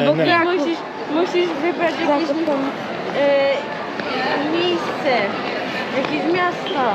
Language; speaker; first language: Polish; early bilingual, heritage; Polish